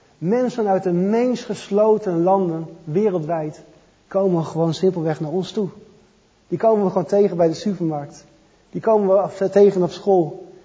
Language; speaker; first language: Dutch; native; Dutch